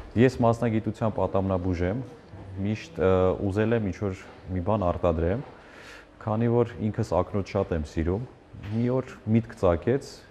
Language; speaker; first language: Armenian; native; Armenian